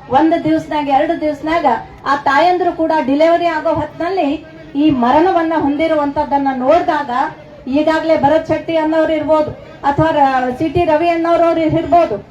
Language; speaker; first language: Kannada; native; Kannada